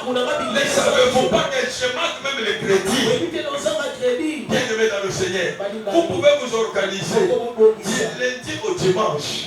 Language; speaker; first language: French; non-native, local second language; Lingala